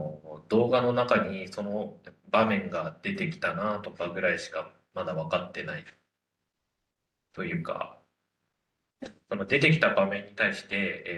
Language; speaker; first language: Japanese; native; Japanese